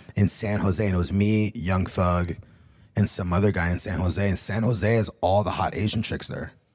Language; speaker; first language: English; early bilingual, other home language; Spanish